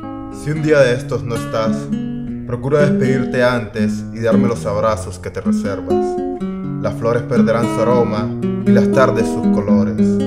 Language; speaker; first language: Spanish; native; Spanish